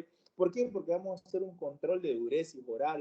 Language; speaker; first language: Spanish; native; Spanish